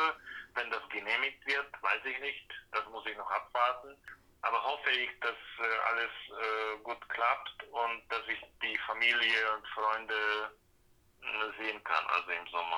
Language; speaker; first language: German; non-native, fluent; Slovak